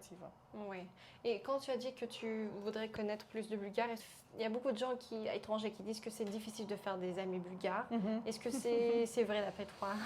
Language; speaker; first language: French; non-native, fluent; Bulgarian